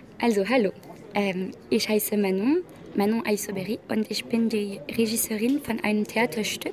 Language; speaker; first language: German; non-native, learner; French